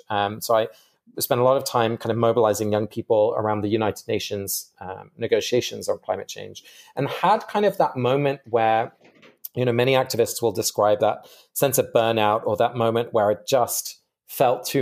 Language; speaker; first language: English; native; English